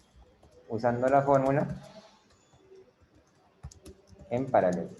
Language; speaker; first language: Spanish; native; Spanish